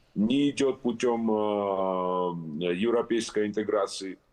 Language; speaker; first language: Russian; non-native, local second language; Georgian